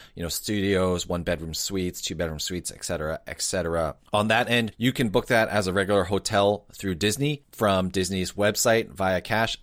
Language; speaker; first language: English; native; English